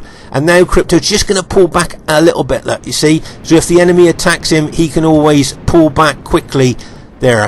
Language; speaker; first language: English; native; English